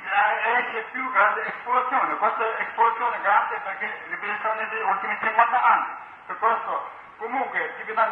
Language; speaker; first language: Italian; non-native, learner; Tibetan